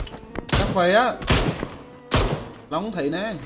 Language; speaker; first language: Chinese; non-native, learner; Vietnamese